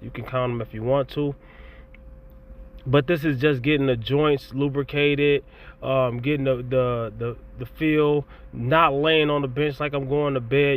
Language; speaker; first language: English; native; English